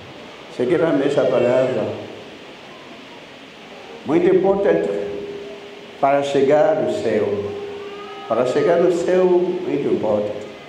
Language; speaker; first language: Portuguese; non-native, learner; Lingala